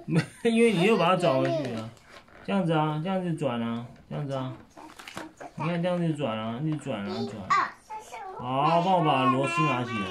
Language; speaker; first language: Chinese; native; Chinese